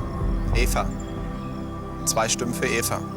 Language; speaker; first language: German; native; German